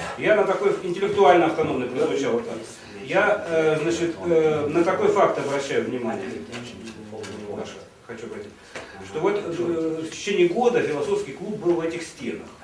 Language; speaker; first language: Russian; native; Russian